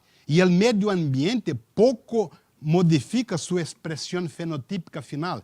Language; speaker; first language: Spanish; non-native, learner; Portuguese